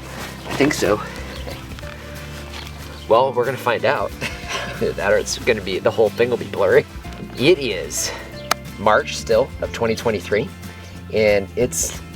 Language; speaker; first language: English; native; English